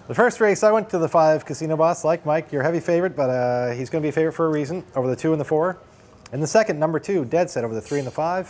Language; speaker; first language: English; native; English